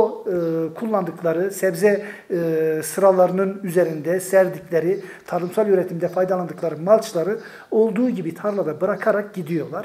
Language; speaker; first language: Turkish; native; Turkish